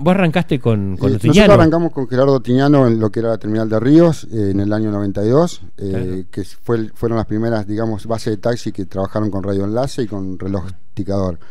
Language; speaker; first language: Spanish; native; Spanish